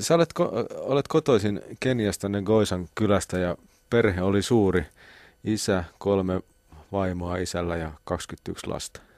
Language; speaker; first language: Finnish; native; Finnish